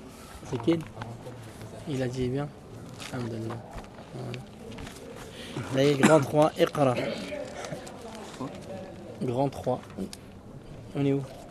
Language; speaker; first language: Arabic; non-native, fluent; French